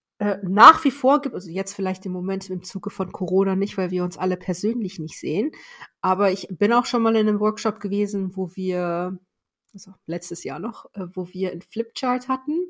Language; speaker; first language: German; early bilingual, other home language; Persian